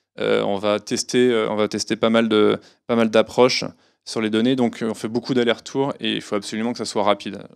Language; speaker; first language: French; native; French